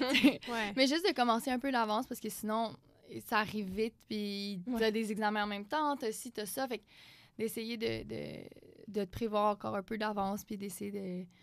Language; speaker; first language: French; native; French